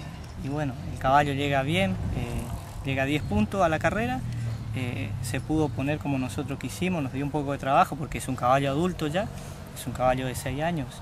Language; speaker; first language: Spanish; native; Spanish